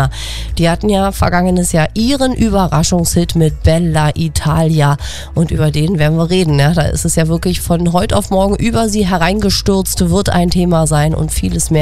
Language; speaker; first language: German; native; German